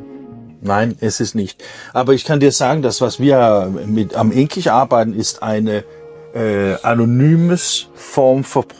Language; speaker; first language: German; non-native, learner; Danish